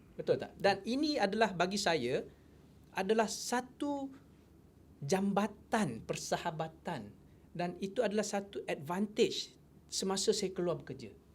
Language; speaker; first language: Malay; non-native, local second language; Chinese